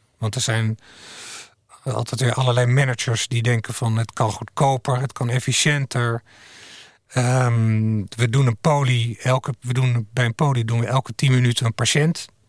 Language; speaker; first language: Dutch; native; Dutch